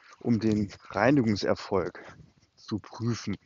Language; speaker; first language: German; native; German